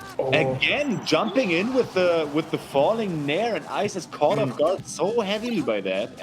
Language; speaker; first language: English; non-native, fluent; German